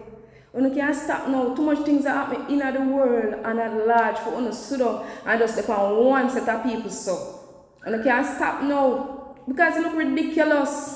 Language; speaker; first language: English; non-native, local second language; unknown